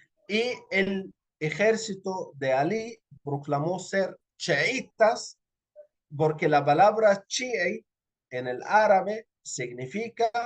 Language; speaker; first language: Spanish; non-native, fluent; Arabic